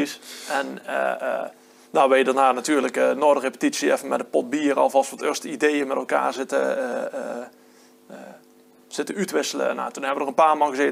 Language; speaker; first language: Dutch; native; Dutch